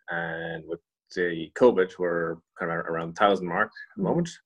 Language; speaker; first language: English; native; English